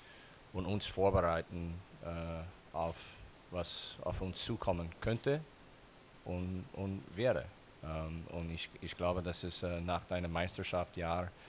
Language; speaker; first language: German; non-native, fluent; English